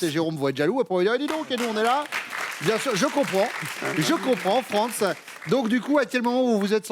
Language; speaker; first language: French; native; French